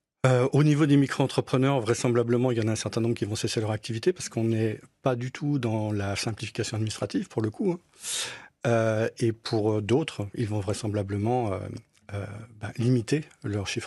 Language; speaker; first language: French; native; French